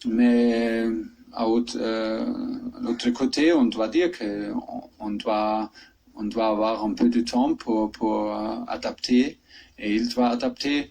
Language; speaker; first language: French; non-native, fluent; German